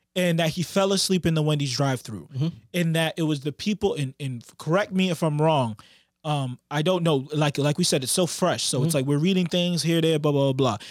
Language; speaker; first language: English; native; English